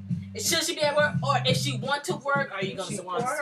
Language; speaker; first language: English; early bilingual, other home language; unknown